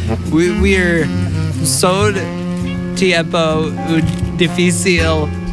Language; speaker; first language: Spanish; non-native, learner; English